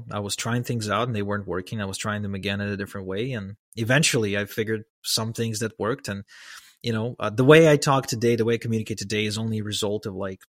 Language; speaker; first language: English; early bilingual, other home language; Hebrew